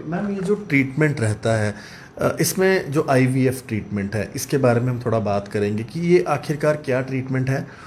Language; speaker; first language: Hindi; native; Hindi